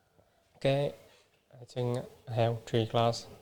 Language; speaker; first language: English; non-native, learner; Vietnamese